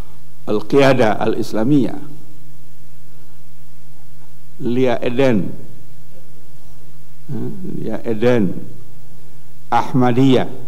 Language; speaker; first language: Arabic; non-native, fluent; Indonesian